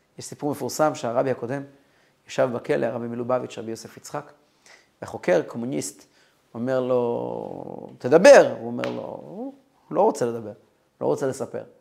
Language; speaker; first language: Hebrew; non-native, fluent; Russian